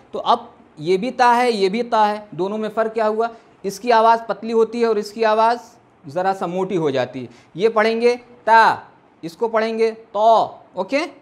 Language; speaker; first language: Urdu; native; Urdu